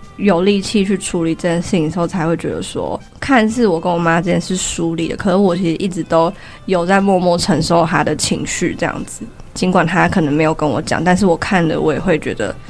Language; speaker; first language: Chinese; native; Chinese